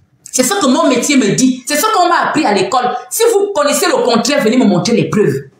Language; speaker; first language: French; non-native, local second language; Fang